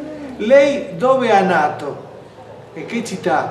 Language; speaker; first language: Italian; non-native, learner; Spanish